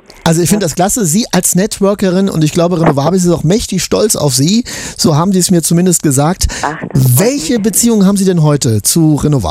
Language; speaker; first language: German; native; German